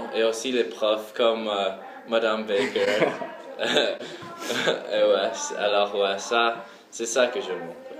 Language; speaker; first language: French; early bilingual, heritage; French